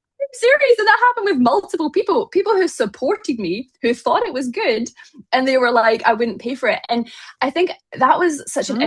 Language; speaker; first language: English; native; English